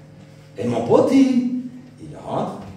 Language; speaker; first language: French; non-native, local second language; Rundi